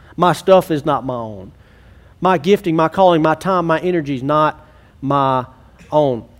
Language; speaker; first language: English; native; English